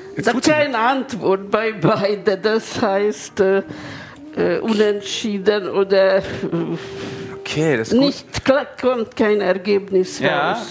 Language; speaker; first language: German; non-native, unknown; Hungarian